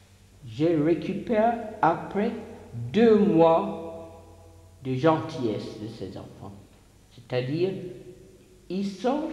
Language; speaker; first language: French; non-native, fluent; English